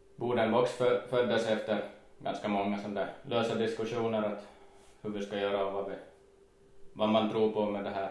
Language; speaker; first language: Swedish; native; Swedish